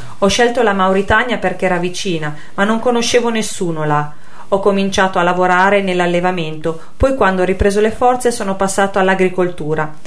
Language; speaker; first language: Italian; native; Italian